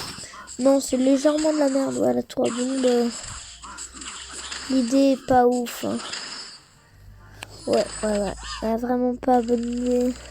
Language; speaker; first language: French; native; French